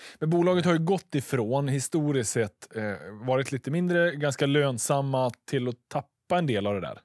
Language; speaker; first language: Swedish; native; Swedish